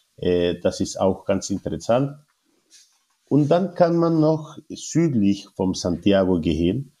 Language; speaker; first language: German; non-native, learner; Spanish